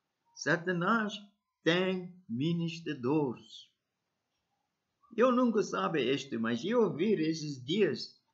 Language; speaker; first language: Portuguese; non-native, learner; English